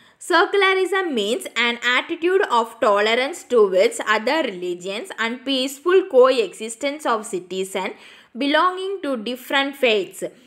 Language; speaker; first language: English; non-native, local second language; Tamil